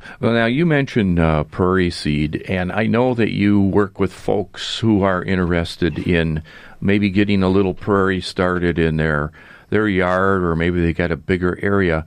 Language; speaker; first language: English; native; English